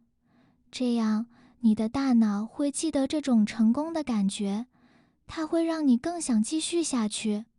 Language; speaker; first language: Chinese; non-native, fluent; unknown